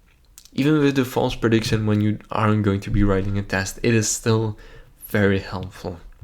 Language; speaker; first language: English; non-native, fluent; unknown